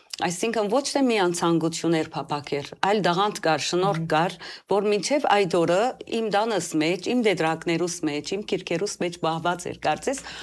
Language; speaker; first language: Armenian; early bilingual, heritage; Armenian